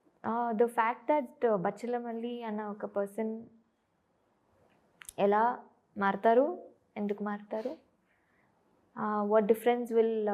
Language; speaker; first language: Telugu; non-native, fluent; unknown